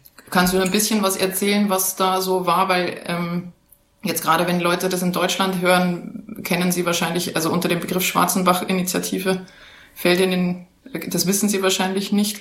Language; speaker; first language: German; native; German